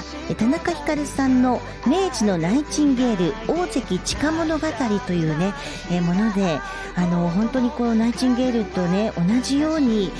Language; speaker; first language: Japanese; native; Japanese